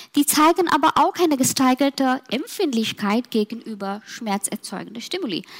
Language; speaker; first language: German; non-native, fluent; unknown